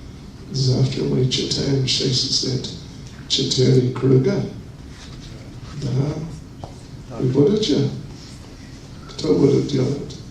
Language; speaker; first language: Russian; non-native, learner; English